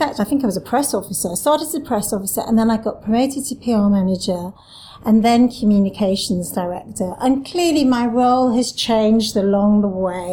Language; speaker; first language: English; native; English